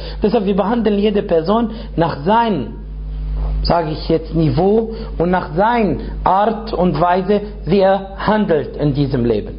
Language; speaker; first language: German; non-native, fluent; Arabic